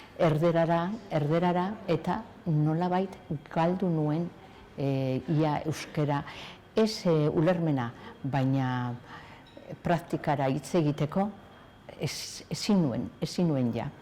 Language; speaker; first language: Basque; native; Basque